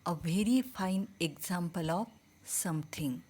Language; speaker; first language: English; non-native, local second language; Marathi